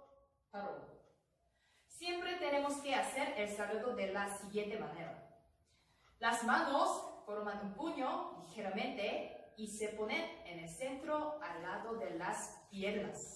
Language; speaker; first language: Spanish; non-native, learner; Korean